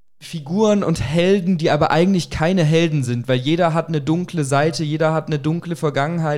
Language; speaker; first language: German; native; German